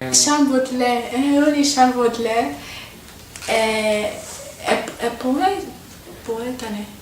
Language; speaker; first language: Portuguese; non-native, fluent; French